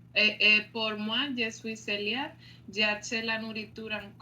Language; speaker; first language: French; non-native, learner; Spanish